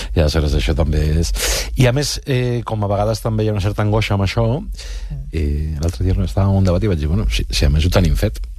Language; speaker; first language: Catalan; non-native, local second language; Spanish